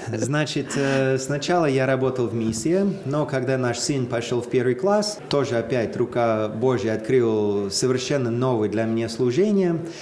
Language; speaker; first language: Russian; non-native, fluent; English